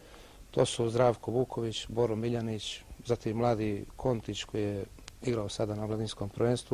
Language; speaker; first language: Bosnian; native; Bosnian